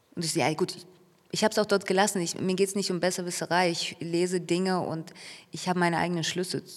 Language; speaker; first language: German; early bilingual, other home language; Russian